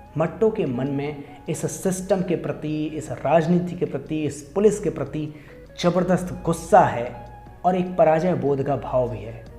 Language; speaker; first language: Hindi; native; Hindi